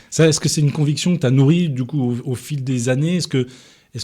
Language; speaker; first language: French; native; French